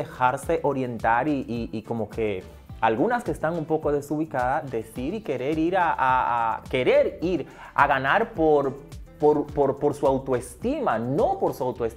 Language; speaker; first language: Spanish; native; Spanish